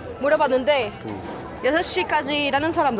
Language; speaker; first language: Korean; non-native, learner; Spanish